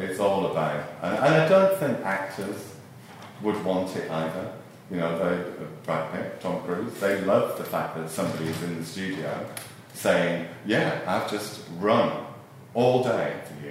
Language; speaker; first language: English; native; English